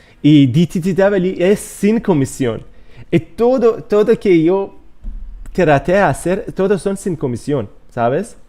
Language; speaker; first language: Spanish; non-native, fluent; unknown